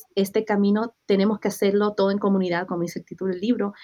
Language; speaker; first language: Spanish; early bilingual, heritage; Spanish